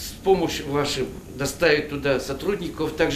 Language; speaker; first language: Russian; non-native, fluent; Turkish